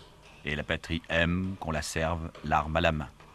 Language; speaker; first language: French; native; French